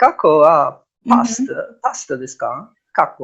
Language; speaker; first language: Japanese; non-native, learner; Italian